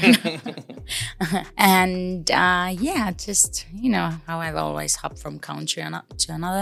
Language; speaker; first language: English; non-native, fluent; Finnish